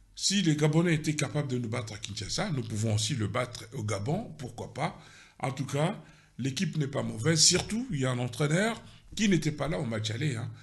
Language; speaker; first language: French; non-native, local second language; Lingala